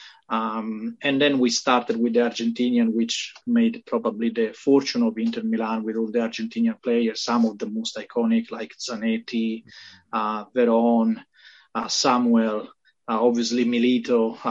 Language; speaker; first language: English; non-native, fluent; Italian